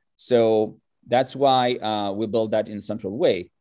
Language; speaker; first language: English; non-native, fluent; French